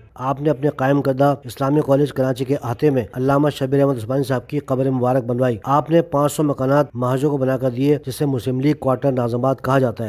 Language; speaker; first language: Urdu; native; Urdu